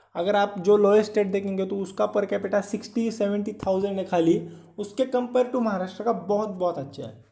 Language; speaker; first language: Hindi; non-native, local second language; Marathi